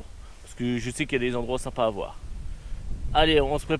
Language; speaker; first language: French; native; French